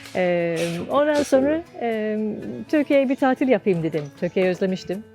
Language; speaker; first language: Turkish; non-native, fluent; English